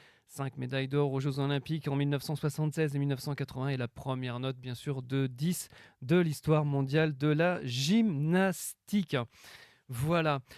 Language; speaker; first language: French; native; French